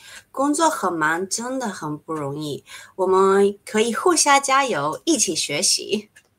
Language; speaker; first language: Chinese; native; Chinese